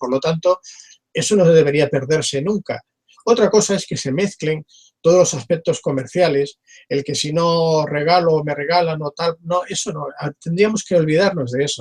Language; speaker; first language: Spanish; native; Spanish